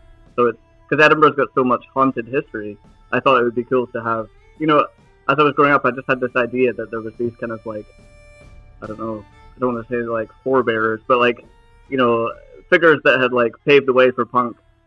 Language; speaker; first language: English; native; English